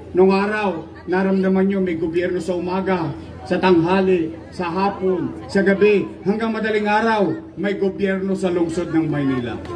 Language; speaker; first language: Filipino; native; Filipino